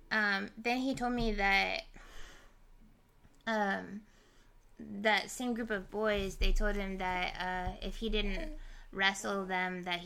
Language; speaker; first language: English; native; English